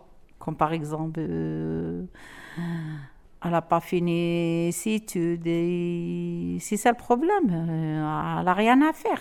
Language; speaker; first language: French; non-native, learner; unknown